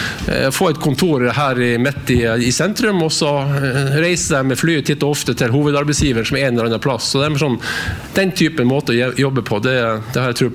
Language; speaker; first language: Norwegian; native; Norwegian